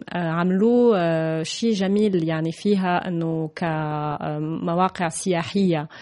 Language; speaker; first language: Arabic; non-native, fluent; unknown